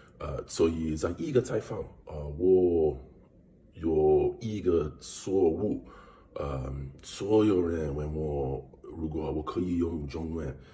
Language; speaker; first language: Chinese; non-native, learner; English